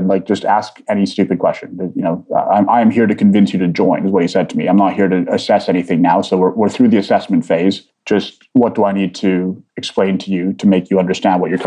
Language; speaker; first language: English; native; English